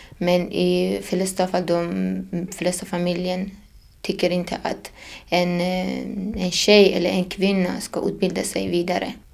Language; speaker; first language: Swedish; non-native, fluent; Persian